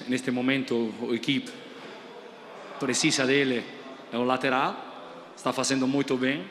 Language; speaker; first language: Portuguese; non-native, learner; Spanish